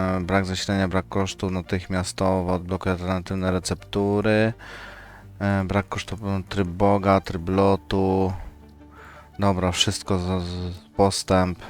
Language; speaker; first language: Polish; native; Polish